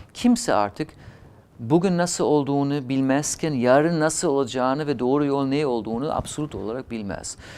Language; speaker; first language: Turkish; non-native, fluent; German